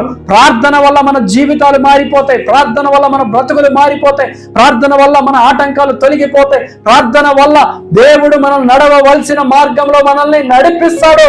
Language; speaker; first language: Telugu; native; Telugu